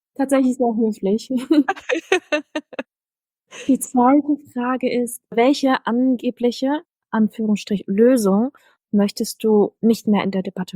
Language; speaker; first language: German; native; German